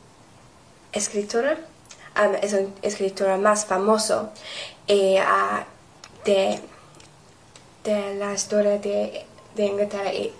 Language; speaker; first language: Spanish; non-native, learner; English